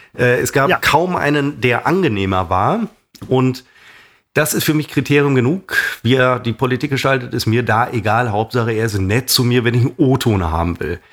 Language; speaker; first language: German; native; German